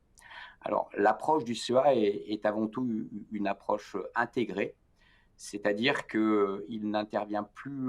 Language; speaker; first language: French; native; French